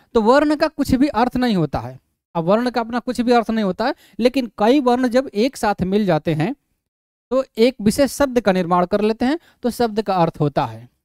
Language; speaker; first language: Hindi; native; Hindi